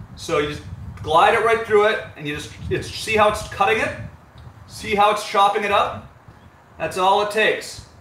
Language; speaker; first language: English; native; English